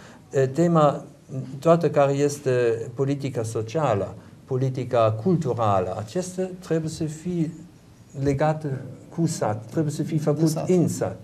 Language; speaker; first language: Romanian; non-native, learner; German